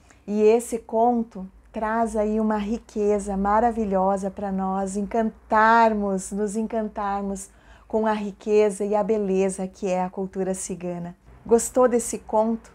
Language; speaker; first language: Portuguese; native; Portuguese